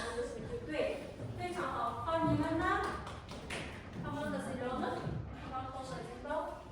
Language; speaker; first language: Chinese; non-native, fluent; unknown